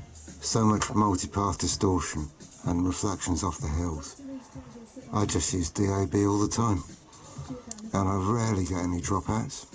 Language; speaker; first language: English; native; English